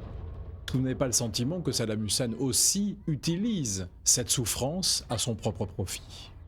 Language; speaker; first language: French; native; French